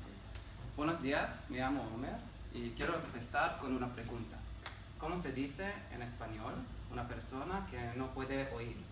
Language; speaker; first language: Spanish; non-native, learner; Hebrew